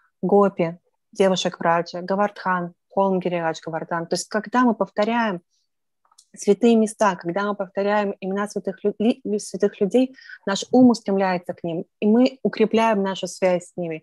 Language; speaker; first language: Russian; native; Russian